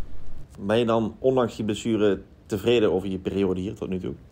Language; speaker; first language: Dutch; native; Dutch